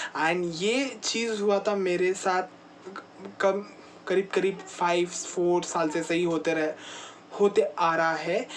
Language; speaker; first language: Hindi; non-native, local second language; Kannada